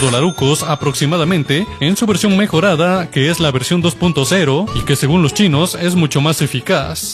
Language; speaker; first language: Spanish; native; Spanish